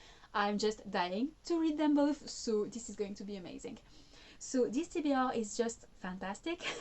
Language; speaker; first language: English; non-native, fluent; French